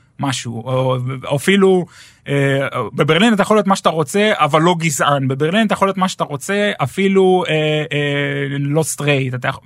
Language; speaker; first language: Hebrew; native; Hebrew